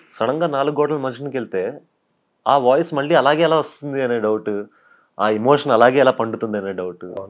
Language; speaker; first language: Telugu; native; Telugu